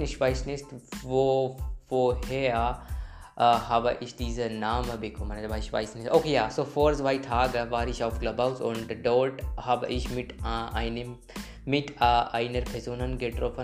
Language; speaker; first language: German; non-native, learner; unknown